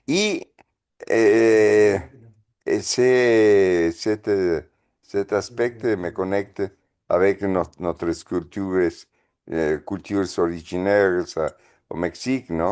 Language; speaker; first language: French; non-native, fluent; Spanish